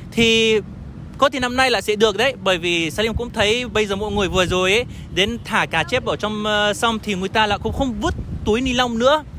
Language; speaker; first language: Vietnamese; non-native, fluent; Arabic